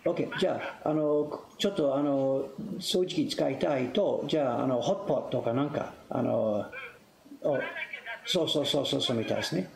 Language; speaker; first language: Japanese; non-native, fluent; English